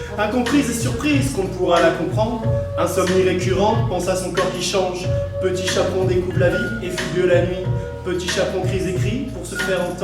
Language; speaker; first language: French; native; French